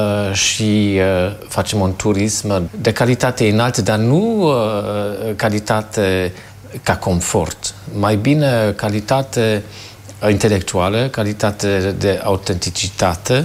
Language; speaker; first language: Romanian; non-native, fluent; German